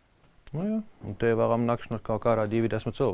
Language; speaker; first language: Latvian; non-native, learner; German